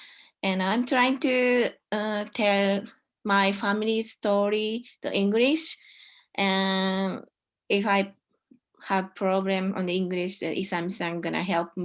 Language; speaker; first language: English; non-native, learner; Japanese